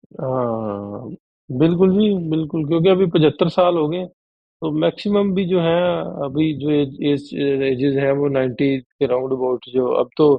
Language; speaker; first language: Urdu; non-native, local second language; Punjabi